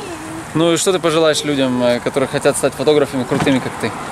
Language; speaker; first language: Russian; native; Russian